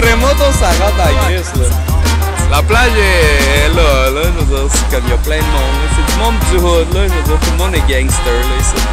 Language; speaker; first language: French; native; French